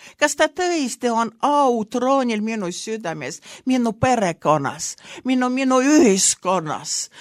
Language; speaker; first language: Estonian; non-native, local second language; Russian